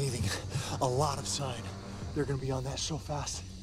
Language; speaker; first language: English; native; English